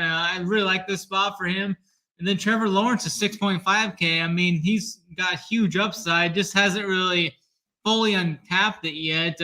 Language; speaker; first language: English; native; English